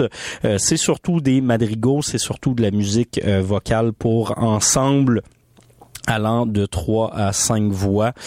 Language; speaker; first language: French; native; French